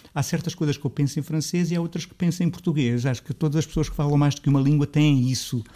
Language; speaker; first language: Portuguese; native; Portuguese